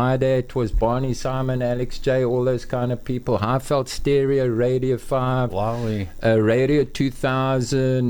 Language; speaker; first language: English; native; English